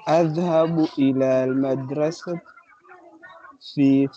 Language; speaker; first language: Arabic; non-native, learner; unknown